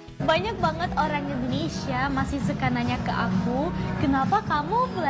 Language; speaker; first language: Indonesian; non-native, fluent; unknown